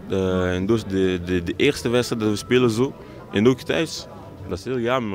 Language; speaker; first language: Dutch; non-native, local second language; French